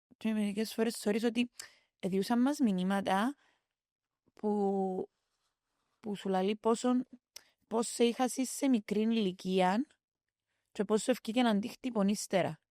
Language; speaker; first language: Greek; native; Greek